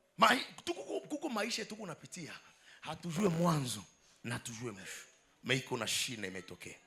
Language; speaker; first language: Swahili; native; Swahili